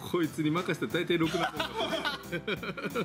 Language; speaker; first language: Japanese; native; Japanese